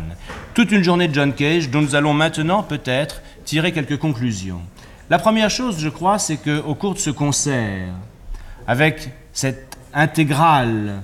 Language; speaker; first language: French; native; French